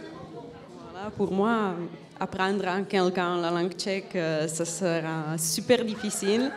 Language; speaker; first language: French; non-native, fluent; Czech